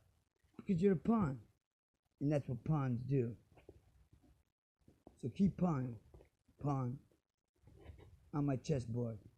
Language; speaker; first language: English; native; English